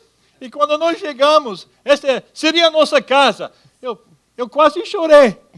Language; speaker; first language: Portuguese; non-native, fluent; English